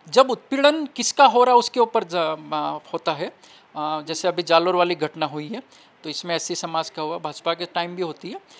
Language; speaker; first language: Hindi; native; Hindi